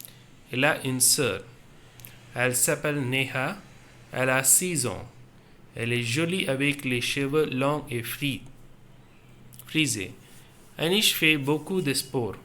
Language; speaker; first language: French; non-native, fluent; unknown